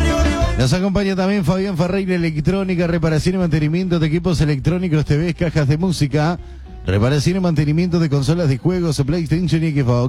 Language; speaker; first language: Spanish; native; Spanish